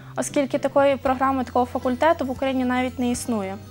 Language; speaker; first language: Ukrainian; native; Ukrainian